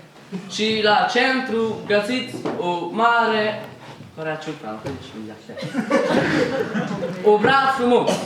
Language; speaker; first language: Romanian; non-native, learner; Hungarian